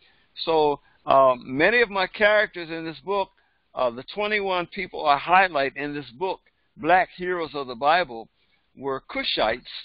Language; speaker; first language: English; native; English